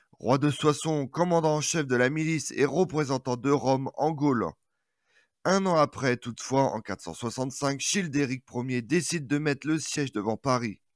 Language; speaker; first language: French; native; French